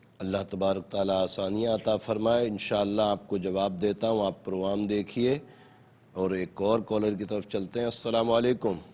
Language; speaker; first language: Urdu; native; Urdu